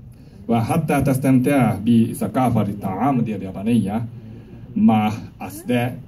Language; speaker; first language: Arabic; non-native, learner; Japanese